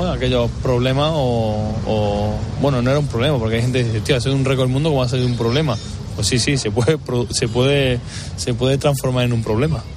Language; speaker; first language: Spanish; native; Spanish